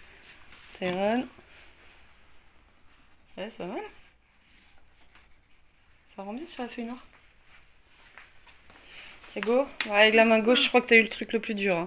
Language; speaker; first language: French; native; French